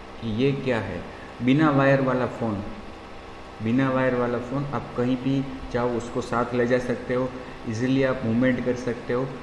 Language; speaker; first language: Hindi; non-native, local second language; Gujarati